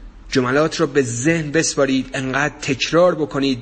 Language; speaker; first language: Persian; native; Persian